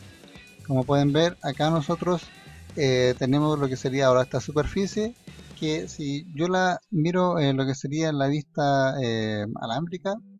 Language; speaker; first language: Spanish; native; Spanish